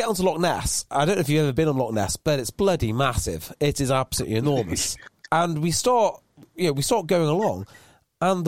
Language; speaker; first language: English; native; English